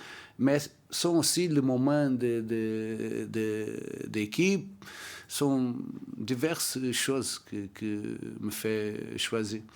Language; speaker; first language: French; non-native, learner; Portuguese